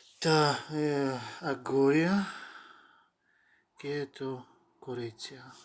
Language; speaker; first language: Greek; non-native, learner; Ukrainian